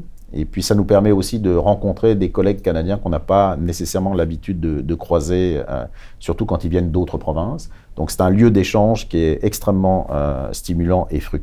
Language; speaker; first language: French; native; French